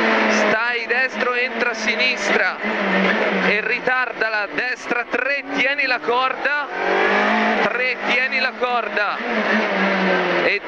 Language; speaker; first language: Italian; native; Italian